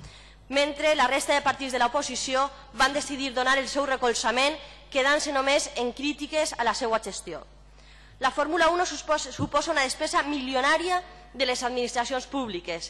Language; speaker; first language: Catalan; native; Catalan